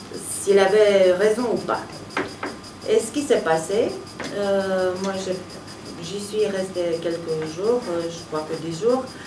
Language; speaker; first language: French; non-native, fluent; Romanian